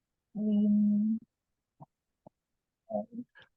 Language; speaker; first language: English; non-native, learner; Vietnamese